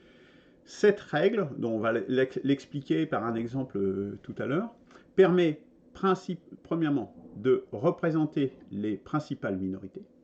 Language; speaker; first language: French; native; French